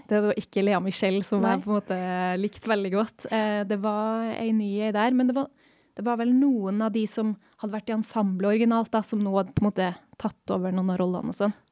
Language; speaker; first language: Norwegian; native; Norwegian